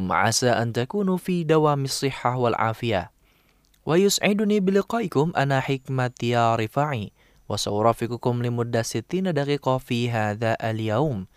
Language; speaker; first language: Arabic; non-native, fluent; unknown